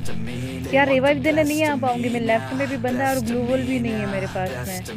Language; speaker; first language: Hindi; native; Hindi